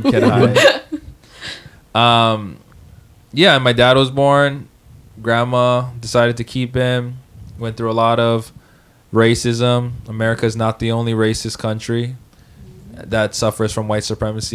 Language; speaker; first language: English; native; English